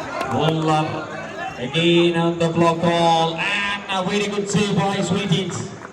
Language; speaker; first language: English; non-native, local second language; Malayalam